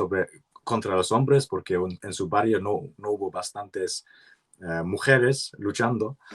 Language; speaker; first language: Spanish; non-native, learner; English